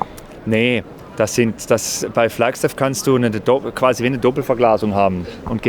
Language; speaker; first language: German; native; German